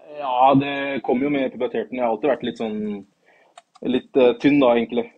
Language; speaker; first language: Norwegian; early bilingual, other home language; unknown